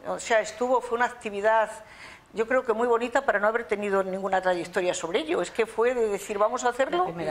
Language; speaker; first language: Spanish; native; Spanish